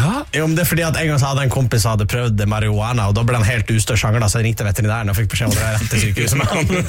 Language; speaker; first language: Norwegian; native; Norwegian